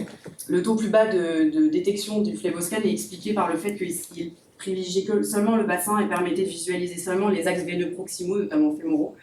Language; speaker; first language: French; native; French